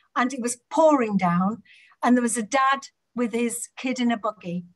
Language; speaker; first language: English; native; English